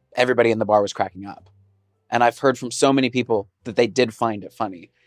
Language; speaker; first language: English; native; English